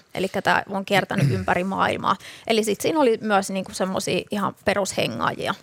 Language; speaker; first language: Finnish; native; Finnish